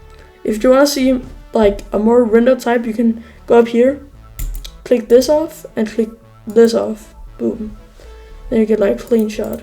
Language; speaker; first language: English; native; English